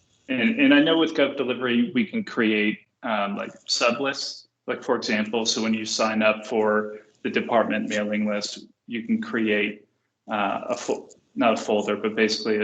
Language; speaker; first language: English; native; English